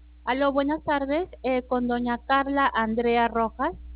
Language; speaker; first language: Spanish; native; Spanish